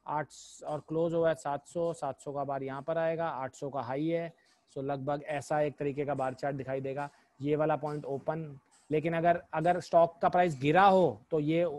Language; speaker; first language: Hindi; native; Hindi